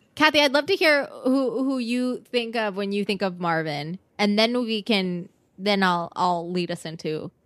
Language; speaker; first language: English; native; English